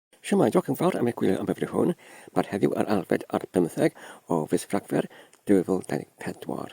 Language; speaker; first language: Welsh; non-native, learner; English